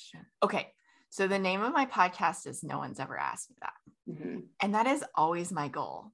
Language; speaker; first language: English; native; English